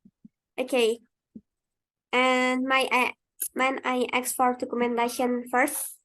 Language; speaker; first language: English; non-native, learner; Indonesian